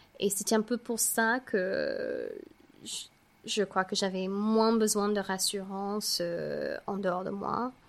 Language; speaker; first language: French; non-native, fluent; English